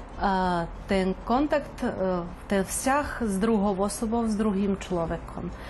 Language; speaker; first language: Slovak; native; Slovak